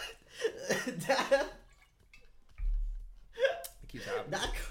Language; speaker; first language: English; non-native, local second language; Filipino